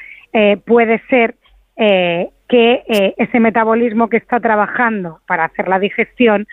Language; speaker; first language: Spanish; native; Spanish